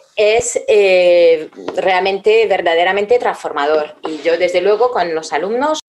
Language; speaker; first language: Spanish; non-native, fluent; French